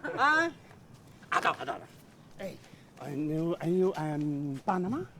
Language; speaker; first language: English; non-native, learner; French